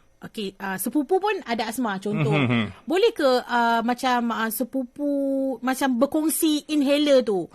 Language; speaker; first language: Malay; native; Malay